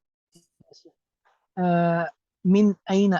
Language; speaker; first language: Arabic; non-native, learner; Urdu